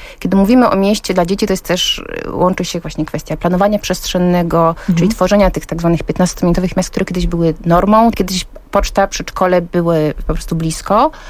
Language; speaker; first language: Polish; native; Polish